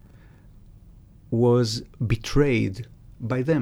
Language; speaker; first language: English; non-native, fluent; Hebrew